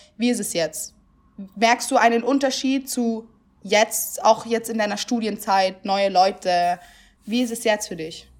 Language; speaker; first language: German; early bilingual, other home language; Italian